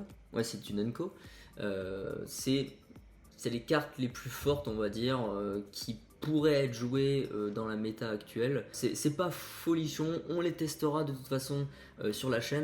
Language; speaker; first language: French; native; French